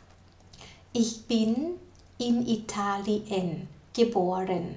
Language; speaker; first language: German; non-native, fluent; Thai